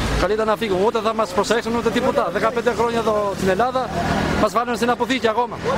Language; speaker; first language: Greek; non-native, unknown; Albanian